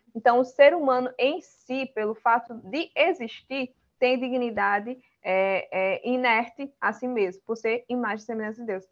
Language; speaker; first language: Portuguese; early bilingual, other home language; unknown